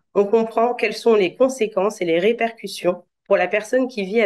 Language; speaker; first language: French; native; French